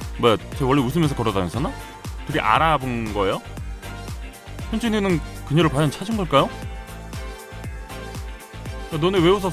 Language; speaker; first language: Korean; native; Korean